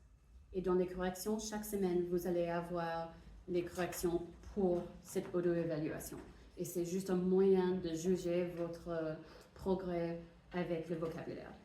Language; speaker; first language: French; non-native, fluent; English